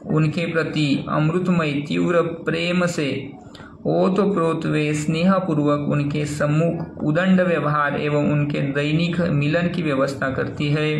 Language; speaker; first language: Hindi; non-native, local second language; Marathi